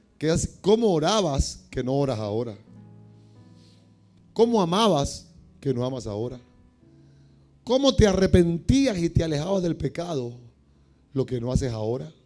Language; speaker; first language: Spanish; native; Spanish